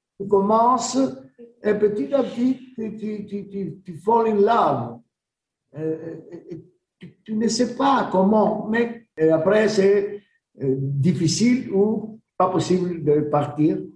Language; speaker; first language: French; non-native, learner; Greek